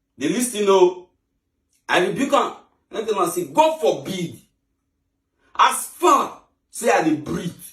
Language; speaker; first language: Nigerian Pidgin; native; Nigerian Pidgin